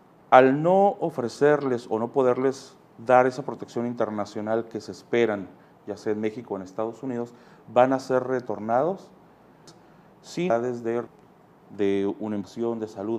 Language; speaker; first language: Spanish; native; Spanish